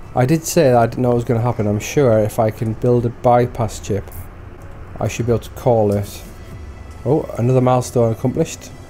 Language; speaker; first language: English; native; English